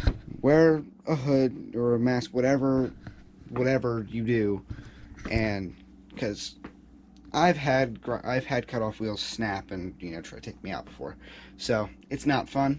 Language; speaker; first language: English; native; English